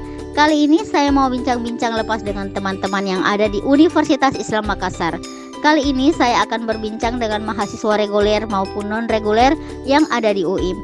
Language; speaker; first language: Indonesian; native; Indonesian